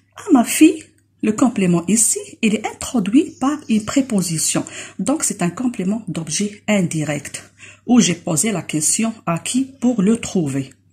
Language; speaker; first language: French; non-native, local second language; Arabic